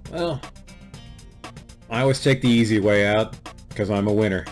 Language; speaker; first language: English; native; English